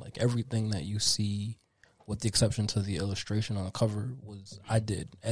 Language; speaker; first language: English; native; English